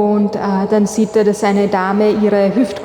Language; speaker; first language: German; non-native, fluent; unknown